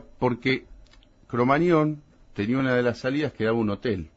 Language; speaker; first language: Spanish; native; Spanish